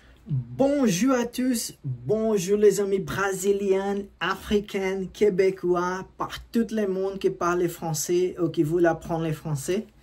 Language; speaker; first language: French; non-native, learner; Portuguese